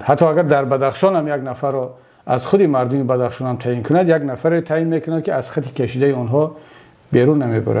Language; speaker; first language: Persian; native; Persian